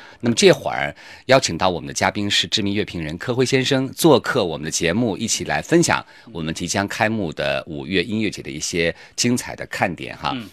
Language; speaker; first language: Chinese; native; Chinese